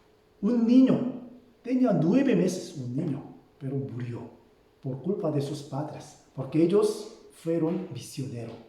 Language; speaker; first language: Spanish; non-native, fluent; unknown